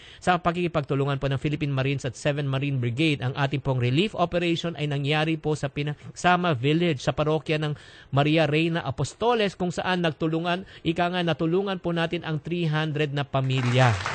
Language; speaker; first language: Filipino; native; Filipino